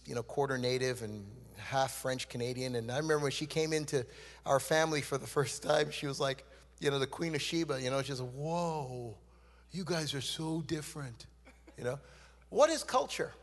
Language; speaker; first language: English; native; English